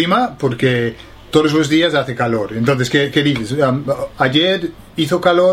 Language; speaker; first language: Spanish; non-native, fluent; English